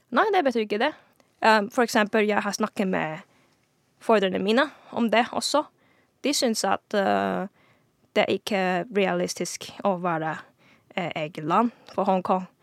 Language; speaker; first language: Norwegian; non-native, fluent; Cantonese